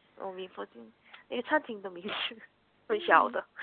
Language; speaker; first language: Chinese; non-native, learner; Korean